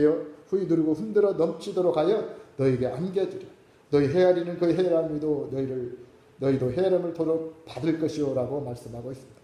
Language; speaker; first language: Korean; native; Korean